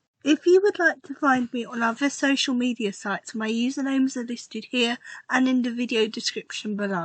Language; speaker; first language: English; native; English